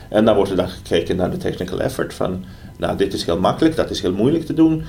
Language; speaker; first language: Dutch; non-native, fluent; Swedish